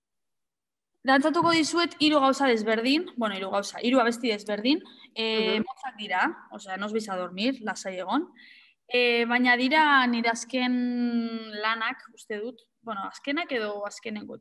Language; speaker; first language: Basque; non-native, local second language; Spanish